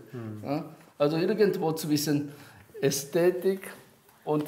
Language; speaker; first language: German; non-native, fluent; Japanese